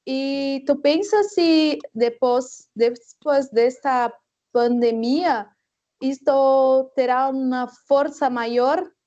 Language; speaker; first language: Spanish; non-native, fluent; Portuguese